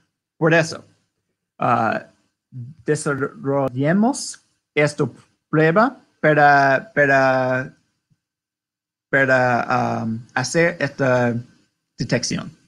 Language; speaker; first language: Spanish; non-native, learner; English